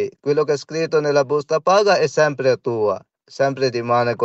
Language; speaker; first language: Italian; non-native, learner; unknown